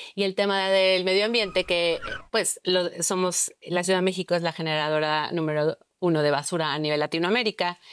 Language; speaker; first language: Spanish; native; Spanish